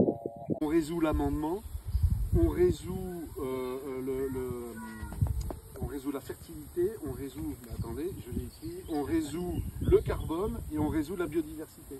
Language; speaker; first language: French; native; French